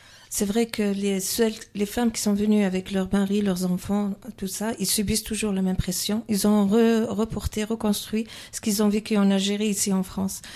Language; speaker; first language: French; non-native, local second language; Kabyle